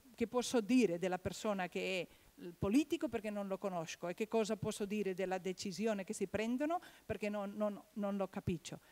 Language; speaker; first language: Italian; non-native, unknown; Catalan